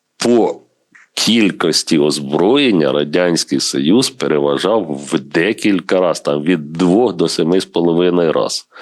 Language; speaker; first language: Ukrainian; non-native, local second language; Russian